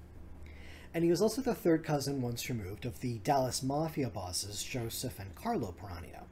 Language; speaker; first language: English; native; English